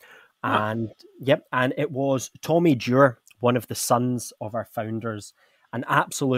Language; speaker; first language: English; native; English